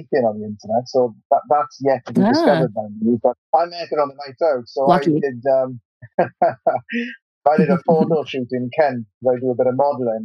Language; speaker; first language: English; native; English